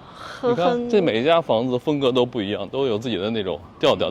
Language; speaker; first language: Chinese; native; Chinese